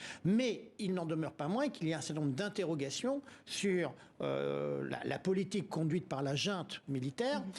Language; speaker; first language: French; native; French